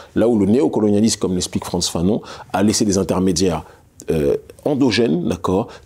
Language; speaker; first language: French; native; French